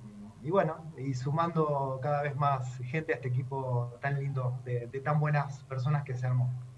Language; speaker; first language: Spanish; native; Spanish